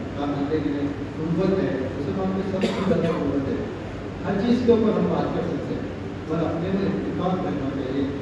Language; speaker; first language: Hindi; native; Hindi